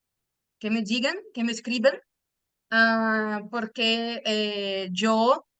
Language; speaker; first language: Spanish; non-native, fluent; Portuguese